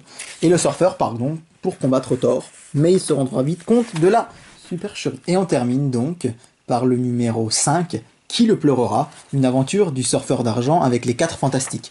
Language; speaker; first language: French; native; French